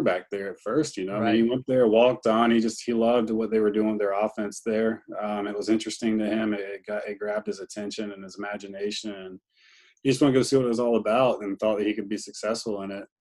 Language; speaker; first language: English; native; English